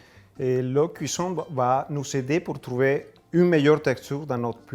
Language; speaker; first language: French; non-native, fluent; Spanish